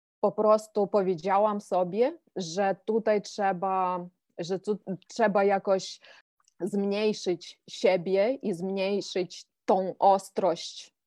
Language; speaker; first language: Polish; non-native, fluent; Ukrainian